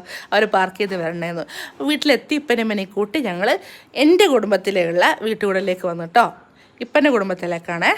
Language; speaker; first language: Malayalam; native; Malayalam